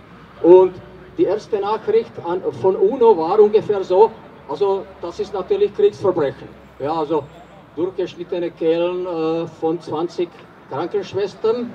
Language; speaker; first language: German; non-native, fluent; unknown